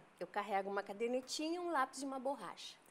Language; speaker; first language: Portuguese; native; Portuguese